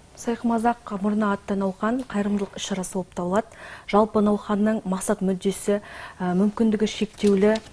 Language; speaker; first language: Kazakh; native; Kazakh